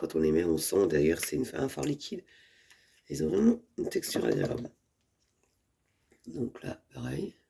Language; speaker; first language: French; native; French